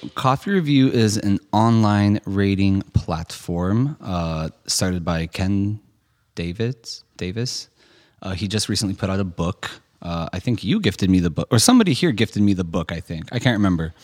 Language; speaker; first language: English; native; English